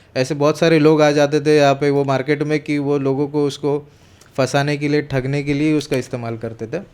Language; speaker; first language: Hindi; non-native, local second language; Marathi